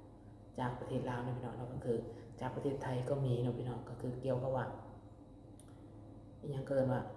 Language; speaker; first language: Thai; non-native, local second language; Lao